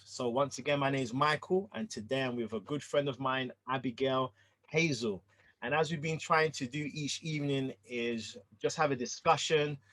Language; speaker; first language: English; native; English